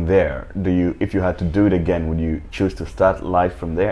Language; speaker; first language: English; non-native, local second language; Nyanja